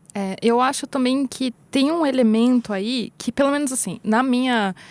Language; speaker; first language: Portuguese; native; Portuguese